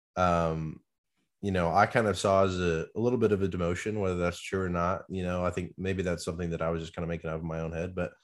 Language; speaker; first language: English; native; English